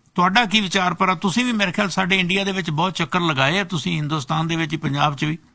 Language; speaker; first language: Punjabi; native; Punjabi